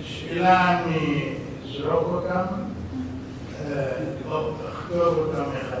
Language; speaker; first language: Hebrew; non-native, fluent; Arabic